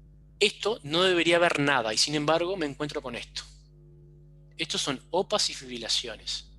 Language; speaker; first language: Spanish; native; Spanish